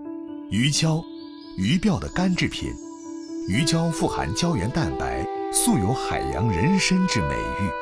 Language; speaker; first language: Chinese; native; Chinese